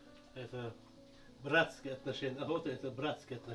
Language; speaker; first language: Russian; non-native, local second language; Chechen